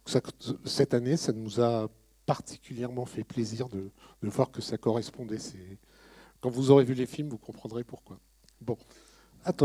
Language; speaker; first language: French; native; French